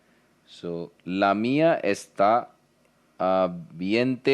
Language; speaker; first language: Spanish; non-native, learner; Hindi